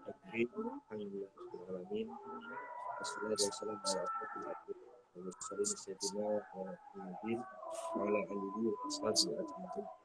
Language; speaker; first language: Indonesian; non-native, local second language; Javanese